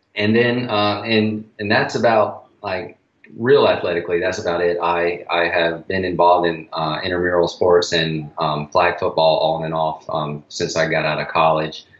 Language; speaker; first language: English; native; English